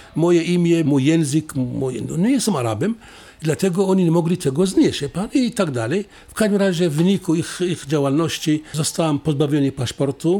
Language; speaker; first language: Polish; non-native, fluent; Assyrian Neo-Aramaic